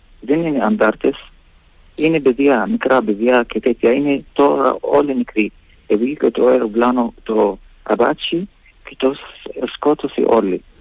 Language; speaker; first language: Greek; non-native, learner; Arabic